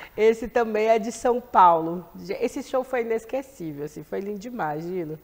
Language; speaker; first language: Portuguese; native; Portuguese